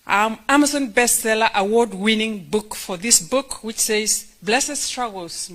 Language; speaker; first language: English; non-native, local second language; Gusii